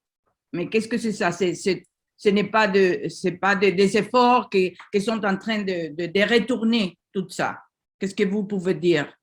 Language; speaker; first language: French; non-native, learner; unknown